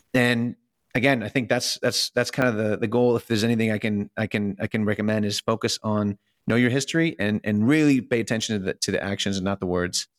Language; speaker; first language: English; early bilingual, other home language; Russian